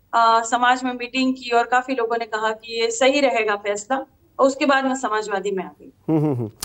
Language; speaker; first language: Hindi; non-native, local second language; Gujarati